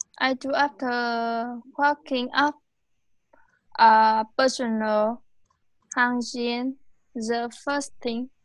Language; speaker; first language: English; non-native, learner; Vietnamese